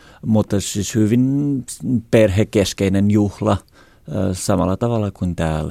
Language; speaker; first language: Finnish; non-native, fluent; Portuguese